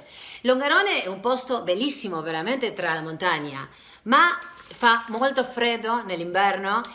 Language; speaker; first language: Italian; non-native, learner; Spanish